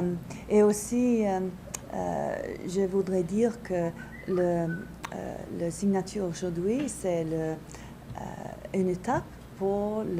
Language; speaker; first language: French; non-native, learner; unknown